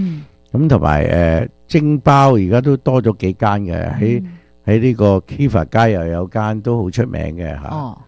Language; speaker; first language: Chinese; early bilingual, other home language; Cantonese